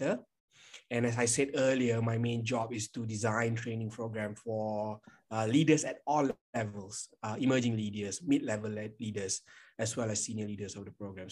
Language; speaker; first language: English; non-native, local second language; Malay